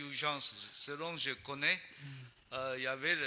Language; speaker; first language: French; non-native, learner; Chinese